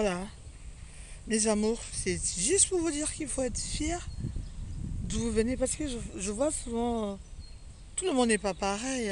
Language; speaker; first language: French; non-native, local second language; Fang